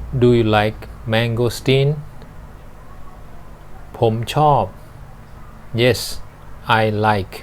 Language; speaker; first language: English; non-native, learner; Thai